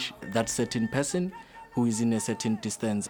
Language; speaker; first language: English; non-native, local second language; Zulu